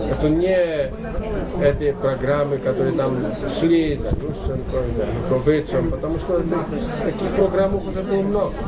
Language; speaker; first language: Russian; non-native, learner; Polish